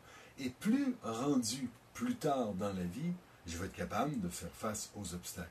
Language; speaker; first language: French; native; French